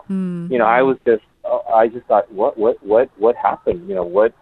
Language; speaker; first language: English; early bilingual, other home language; Spanish